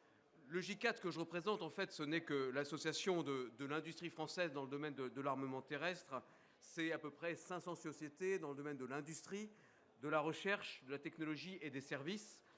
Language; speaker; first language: French; native; French